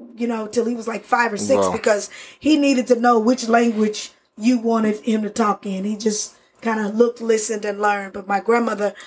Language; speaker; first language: English; early bilingual, other home language; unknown